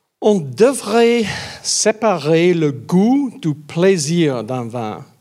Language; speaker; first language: French; non-native, learner; English